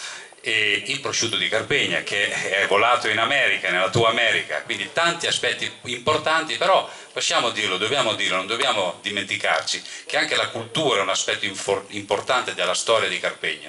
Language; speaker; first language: Italian; native; Italian